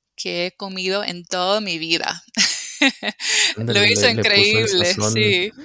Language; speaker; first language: Spanish; non-native, fluent; English